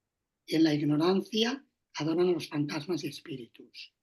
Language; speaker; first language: Spanish; native; Spanish